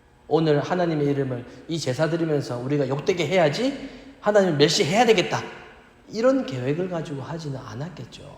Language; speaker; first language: Korean; native; Korean